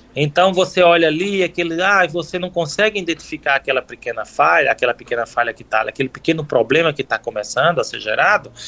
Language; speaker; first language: Portuguese; native; Portuguese